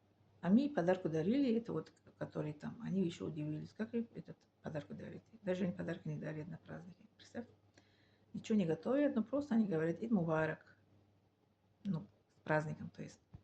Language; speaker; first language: Russian; non-native, learner; Tajik